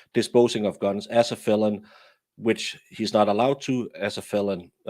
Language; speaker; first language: English; non-native, fluent; Danish